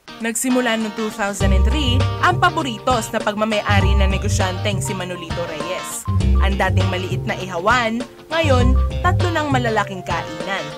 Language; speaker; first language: Filipino; native; Filipino